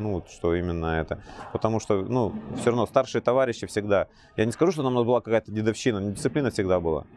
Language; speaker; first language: Russian; native; Russian